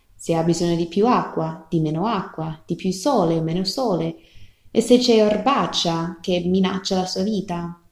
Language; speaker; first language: Italian; non-native, fluent; English